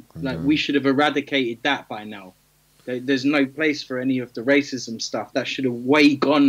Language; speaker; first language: English; native; English